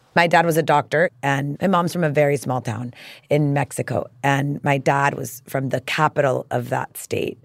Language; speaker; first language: English; native; English